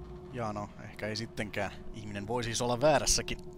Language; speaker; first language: Finnish; native; Finnish